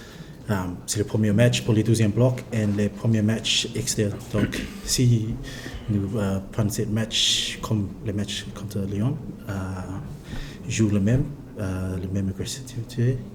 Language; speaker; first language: French; non-native, learner; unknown